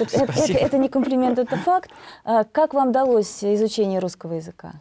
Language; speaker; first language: Russian; native; Russian